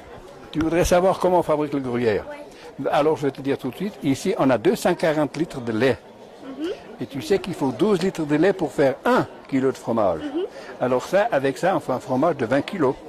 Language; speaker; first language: French; native; French